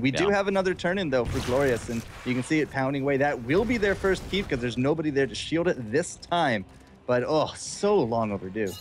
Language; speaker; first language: English; native; English